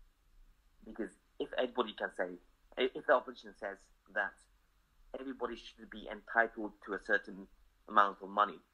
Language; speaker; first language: English; non-native, fluent; Japanese